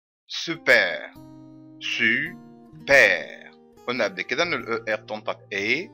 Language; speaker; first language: French; non-native, fluent; Arabic